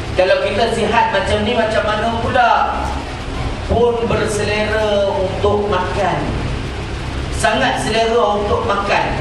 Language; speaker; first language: Malay; native; Malay